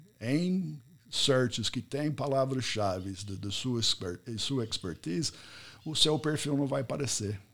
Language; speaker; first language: Portuguese; non-native, fluent; English